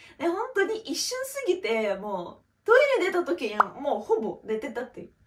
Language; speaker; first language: Japanese; non-native, fluent; Russian